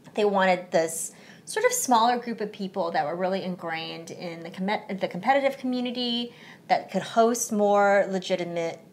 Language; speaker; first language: English; early bilingual, other home language; Chinese